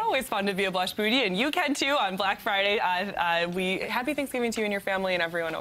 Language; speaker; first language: English; native; English